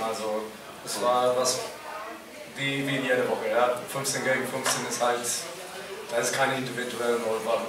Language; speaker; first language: German; non-native, fluent; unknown